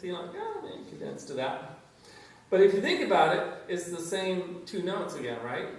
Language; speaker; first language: English; native; English